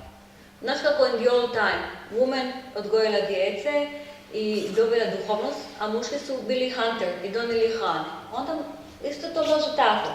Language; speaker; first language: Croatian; non-native, learner; Hebrew